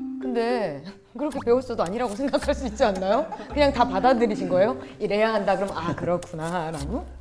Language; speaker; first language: Korean; native; Korean